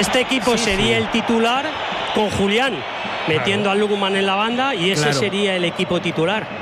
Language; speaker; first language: Spanish; native; Spanish